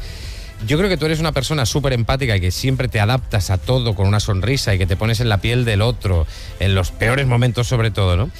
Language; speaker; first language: Spanish; native; Spanish